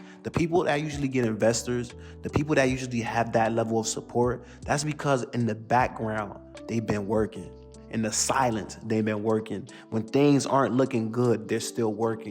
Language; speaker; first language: English; native; English